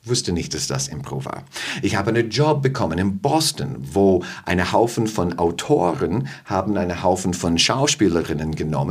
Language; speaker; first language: German; non-native, fluent; English